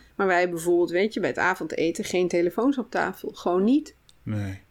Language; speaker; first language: Dutch; native; Dutch